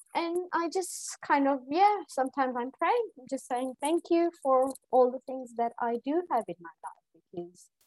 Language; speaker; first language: English; non-native, local second language; Gujarati